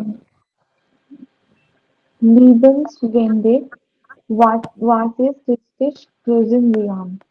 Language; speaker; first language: German; non-native, learner; Hindi